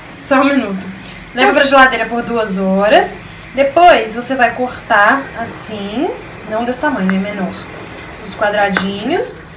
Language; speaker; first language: Portuguese; native; Portuguese